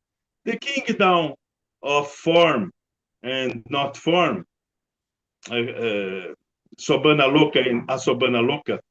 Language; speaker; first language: English; non-native, learner; Portuguese